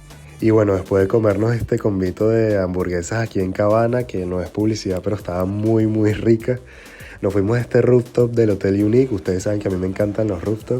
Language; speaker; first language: Spanish; native; Spanish